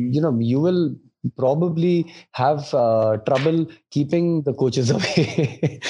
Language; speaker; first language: English; non-native, local second language; Hindi